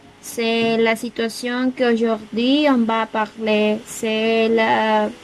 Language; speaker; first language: French; non-native, learner; Spanish